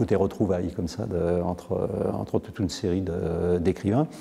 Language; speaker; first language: French; native; French